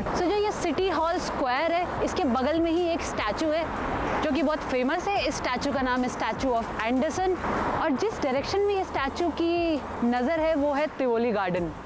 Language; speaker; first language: Hindi; native; Hindi